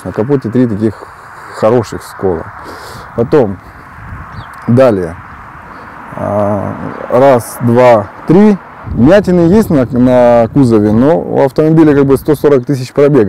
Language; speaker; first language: Russian; native; Russian